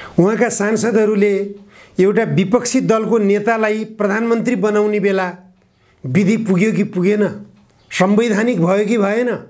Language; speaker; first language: Nepali; native; Nepali